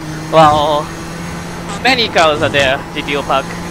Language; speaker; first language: English; non-native, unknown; Japanese